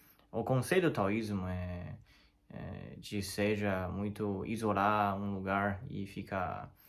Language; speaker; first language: Portuguese; non-native, learner; Chinese